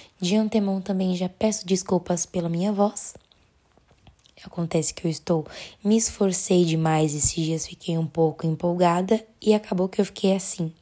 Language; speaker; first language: Portuguese; native; Portuguese